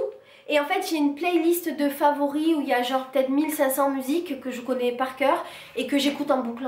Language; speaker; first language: French; native; French